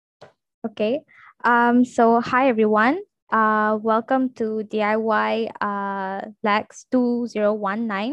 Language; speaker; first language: English; non-native, local second language; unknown